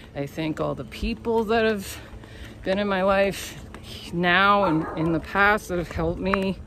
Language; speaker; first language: English; native; English